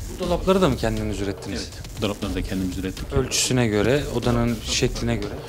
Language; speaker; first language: Turkish; native; Turkish